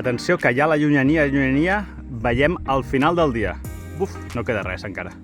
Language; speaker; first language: Catalan; native; Catalan